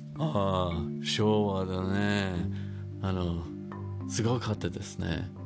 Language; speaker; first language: Japanese; non-native, learner; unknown